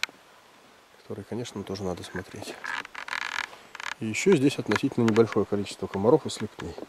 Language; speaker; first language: Russian; native; Russian